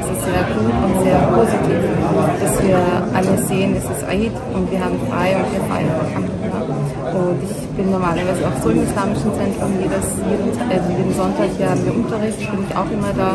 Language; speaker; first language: German; non-native, fluent; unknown